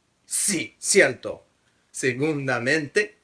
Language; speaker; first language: Spanish; non-native, fluent; French